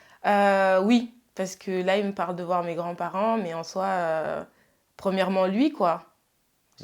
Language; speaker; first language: French; early bilingual, other home language; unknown